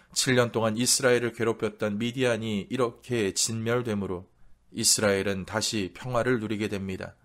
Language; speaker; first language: Korean; native; Korean